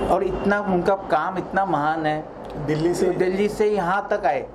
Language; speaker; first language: Hindi; non-native, local second language; Marathi